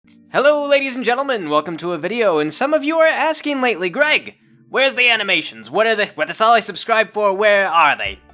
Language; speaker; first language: English; native; English